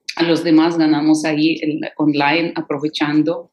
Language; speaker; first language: Spanish; non-native, fluent; Ukrainian